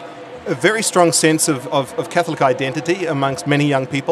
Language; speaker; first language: English; native; English